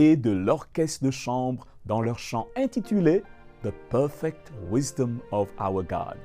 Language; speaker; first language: French; native; French